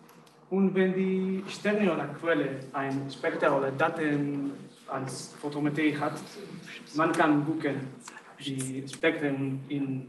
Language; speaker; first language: German; non-native, learner; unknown